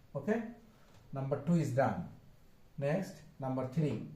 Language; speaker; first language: English; non-native, local second language; Bangla